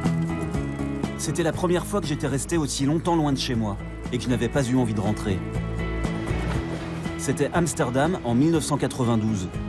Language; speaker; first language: French; native; French